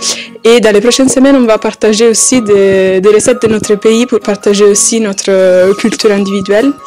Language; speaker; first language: French; non-native, fluent; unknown